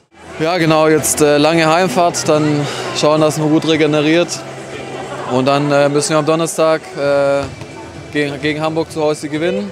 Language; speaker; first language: German; native; German